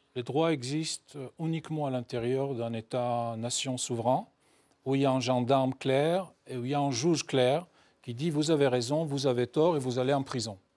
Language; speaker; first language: French; non-native, fluent; Hebrew